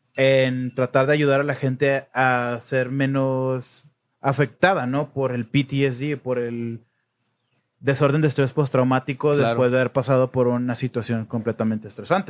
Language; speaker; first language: Spanish; native; Spanish